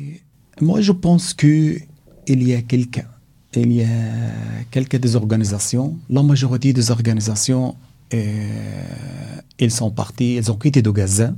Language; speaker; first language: French; non-native, learner; Arabic